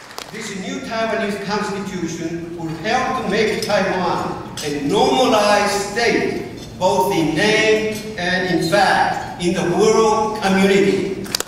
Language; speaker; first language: English; non-native, fluent; Min Nan Chinese